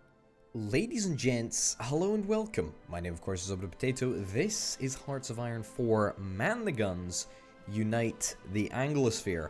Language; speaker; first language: English; native; English